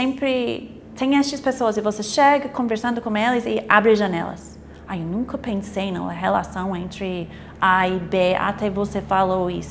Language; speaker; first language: Portuguese; non-native, fluent; English